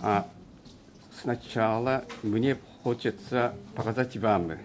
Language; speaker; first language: Russian; non-native, learner; Japanese